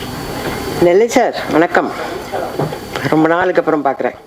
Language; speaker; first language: Tamil; native; Tamil